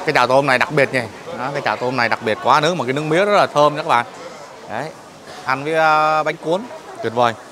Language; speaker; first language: Vietnamese; native; Vietnamese